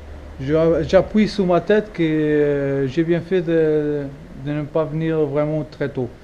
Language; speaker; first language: French; non-native, fluent; Portuguese